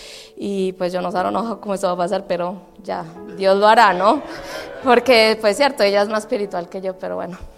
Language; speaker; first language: Spanish; native; Spanish